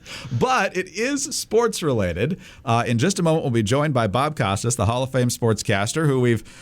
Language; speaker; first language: English; native; English